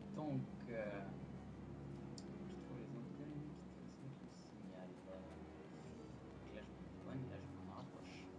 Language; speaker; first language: French; native; French